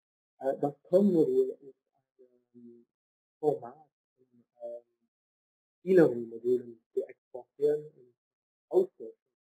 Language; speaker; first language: German; non-native, fluent; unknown